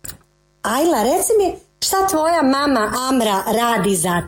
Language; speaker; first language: Croatian; native; Croatian